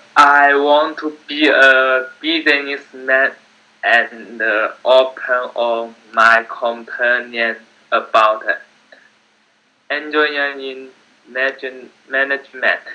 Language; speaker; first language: English; non-native, learner; Chinese